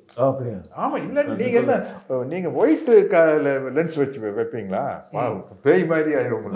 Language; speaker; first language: Tamil; native; Tamil